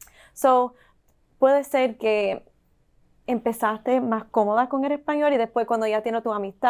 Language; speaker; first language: Spanish; early bilingual, heritage; Spanish